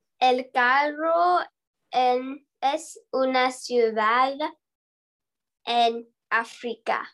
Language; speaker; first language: Spanish; non-native, learner; English